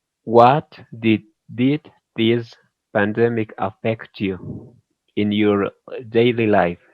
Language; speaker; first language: English; non-native, learner; Spanish